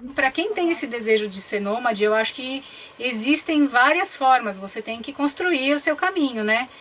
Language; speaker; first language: Portuguese; native; Portuguese